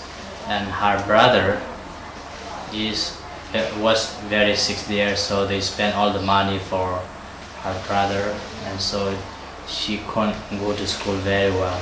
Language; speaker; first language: English; non-native, fluent; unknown